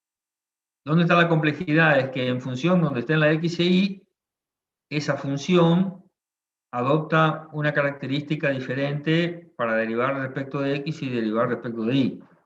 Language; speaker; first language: Spanish; native; Spanish